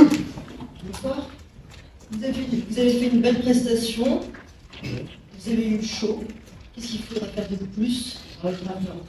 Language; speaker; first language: French; native; French